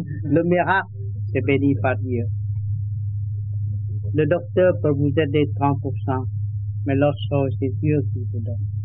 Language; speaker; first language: French; non-native, learner; Vietnamese